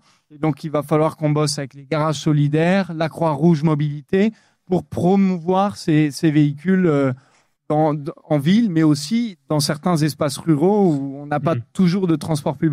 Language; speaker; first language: French; native; French